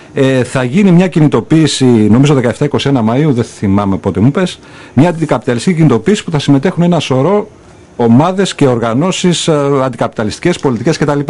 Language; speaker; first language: Greek; native; Greek